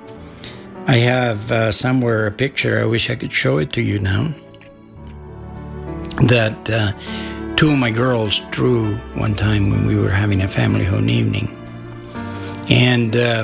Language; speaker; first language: English; non-native, fluent; Spanish